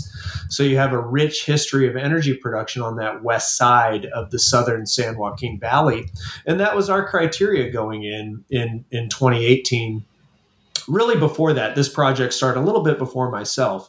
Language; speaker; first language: English; native; English